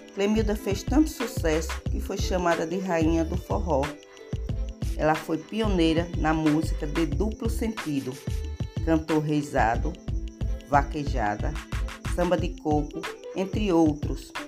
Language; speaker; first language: Portuguese; native; Portuguese